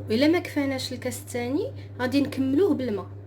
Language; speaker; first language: Arabic; native; Arabic